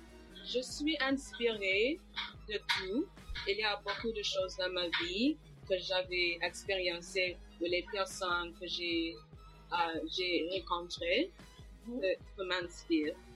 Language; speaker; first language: French; non-native, local second language; English